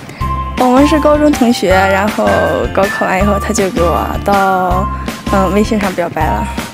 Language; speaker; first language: Chinese; native; Chinese